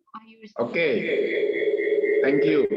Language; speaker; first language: English; non-native, fluent; Indonesian